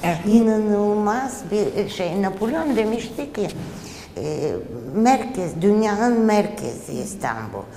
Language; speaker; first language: Turkish; non-native, fluent; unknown